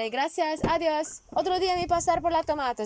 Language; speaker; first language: Spanish; non-native, learner; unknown